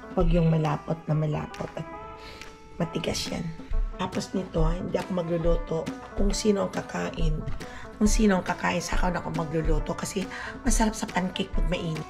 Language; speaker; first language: Filipino; non-native, local second language; Cebuano